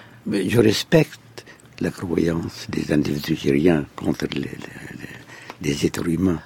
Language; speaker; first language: French; non-native, fluent; Arabic